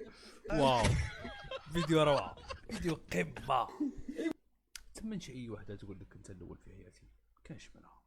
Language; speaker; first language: Arabic; native; Arabic